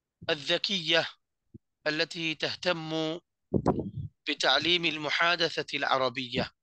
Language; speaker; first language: Arabic; non-native, fluent; Bangla